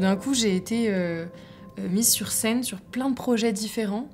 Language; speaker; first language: French; native; French